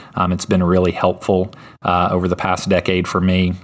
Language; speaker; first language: English; native; English